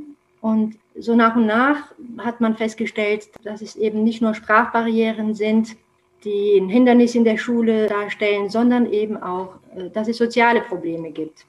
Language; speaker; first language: German; non-native, fluent; Romanian